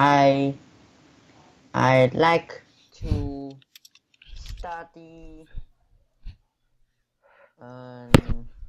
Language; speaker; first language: English; non-native, learner; Chinese